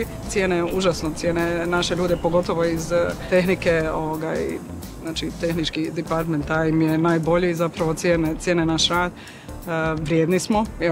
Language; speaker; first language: Serbian; native; Serbian